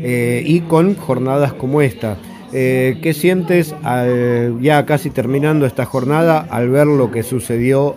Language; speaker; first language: Spanish; native; Spanish